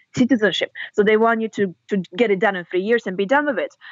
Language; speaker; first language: English; non-native, fluent; Russian